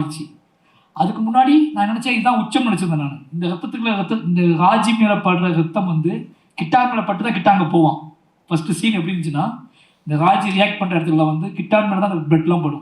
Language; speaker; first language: Tamil; native; Tamil